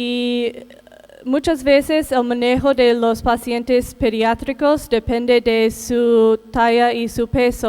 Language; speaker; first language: Spanish; non-native, fluent; English